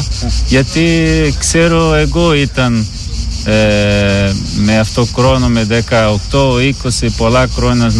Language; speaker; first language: Greek; non-native, learner; Portuguese